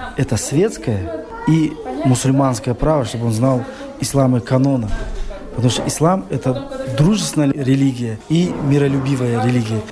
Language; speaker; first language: Russian; non-native, local second language; Tajik